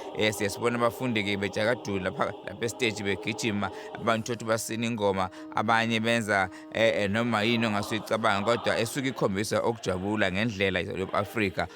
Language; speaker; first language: Zulu; native; Zulu